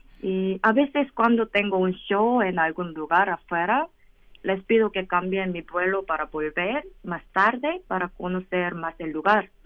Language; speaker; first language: Spanish; non-native, learner; Korean